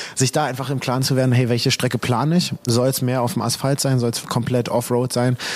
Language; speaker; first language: German; native; German